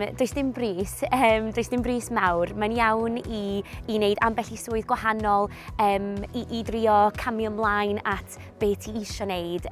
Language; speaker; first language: Welsh; non-native, local second language; English